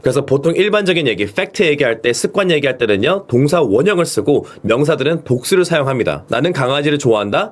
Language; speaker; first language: Korean; early bilingual, heritage; Korean